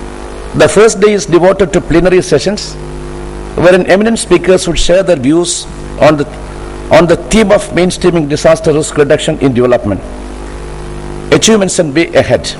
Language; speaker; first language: English; non-native, local second language; Malayalam